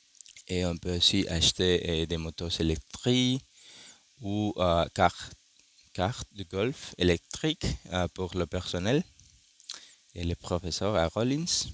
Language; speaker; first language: French; non-native, learner; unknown